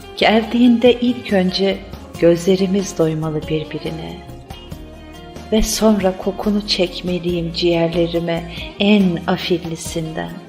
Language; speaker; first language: Turkish; native; Turkish